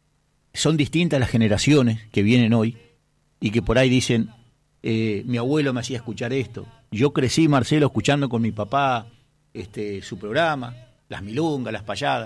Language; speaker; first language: Spanish; native; Spanish